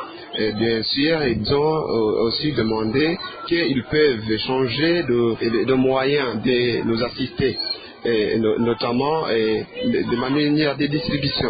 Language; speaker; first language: French; non-native, local second language; Rundi